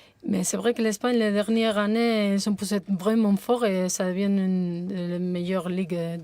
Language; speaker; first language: French; non-native, fluent; Spanish